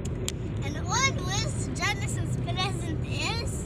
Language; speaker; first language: English; non-native, learner; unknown